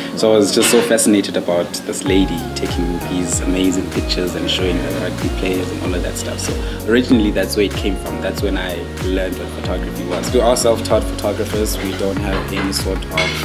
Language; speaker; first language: English; non-native, local second language; Xhosa